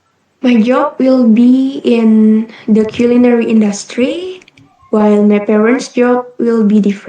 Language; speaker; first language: English; non-native, learner; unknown